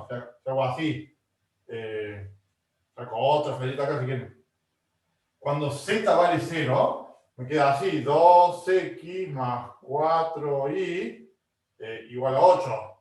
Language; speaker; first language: Spanish; native; Spanish